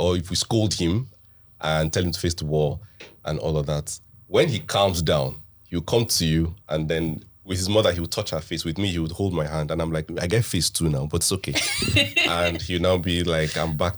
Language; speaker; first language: English; non-native, local second language; Hausa